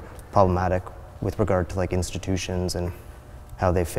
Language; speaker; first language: English; native; English